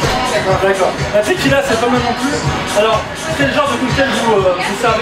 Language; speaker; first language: French; native; French